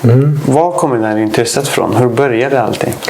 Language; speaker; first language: Swedish; non-native, fluent; Persian